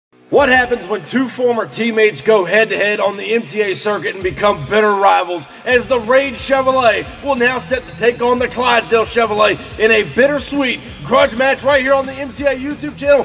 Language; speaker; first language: English; native; English